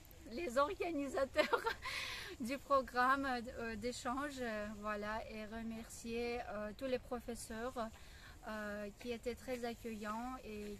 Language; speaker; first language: French; non-native, fluent; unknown